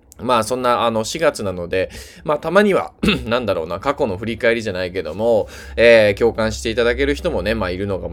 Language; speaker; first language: Japanese; native; Japanese